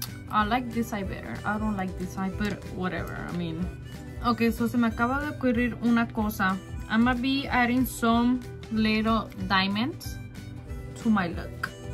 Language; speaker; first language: English; early bilingual, other home language; Spanish